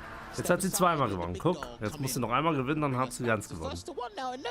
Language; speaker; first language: German; early bilingual, heritage; German